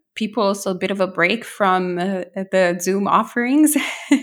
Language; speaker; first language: English; non-native, fluent; Italian